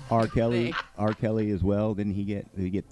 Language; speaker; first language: English; native; English